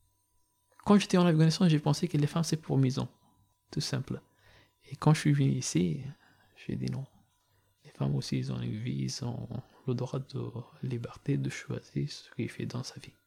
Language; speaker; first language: French; non-native, learner; Persian